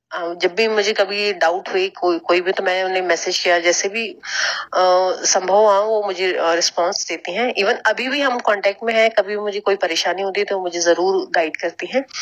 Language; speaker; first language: Hindi; native; Hindi